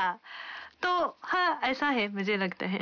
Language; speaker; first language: Hindi; non-native, fluent; Japanese